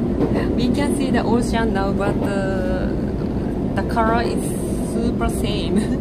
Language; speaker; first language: English; non-native, learner; Japanese